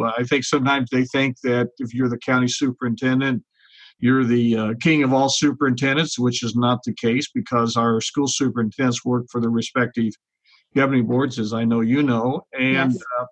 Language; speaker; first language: English; native; English